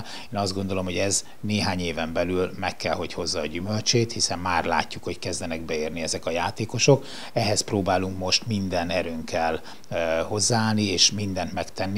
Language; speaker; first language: Hungarian; native; Hungarian